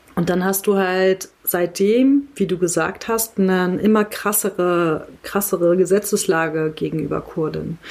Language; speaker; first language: German; early bilingual, other home language; Kurdish